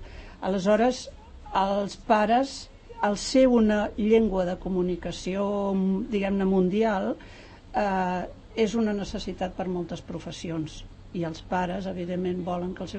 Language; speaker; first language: Catalan; native; Catalan